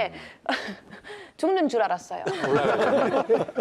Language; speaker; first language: Korean; non-native, learner; English